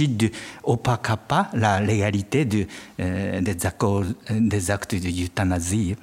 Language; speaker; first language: French; non-native, fluent; Japanese